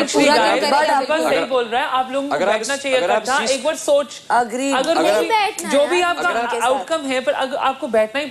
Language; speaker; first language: Hindi; native; Hindi